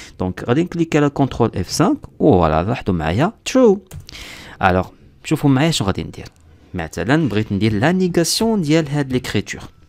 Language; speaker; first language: French; non-native, local second language; Arabic